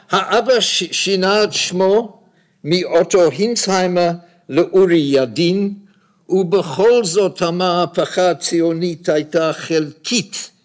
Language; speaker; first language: Hebrew; non-native, fluent; English